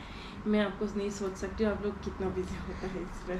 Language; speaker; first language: Hindi; non-native, learner; Turkish